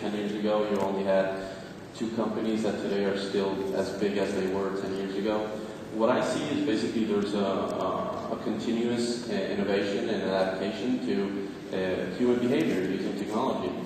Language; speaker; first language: English; non-native, fluent; Spanish